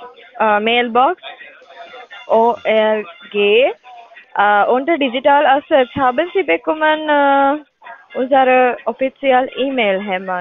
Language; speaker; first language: German; non-native, learner; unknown